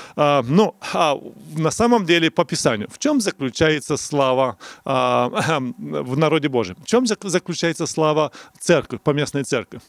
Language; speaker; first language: Russian; non-native, local second language; Romanian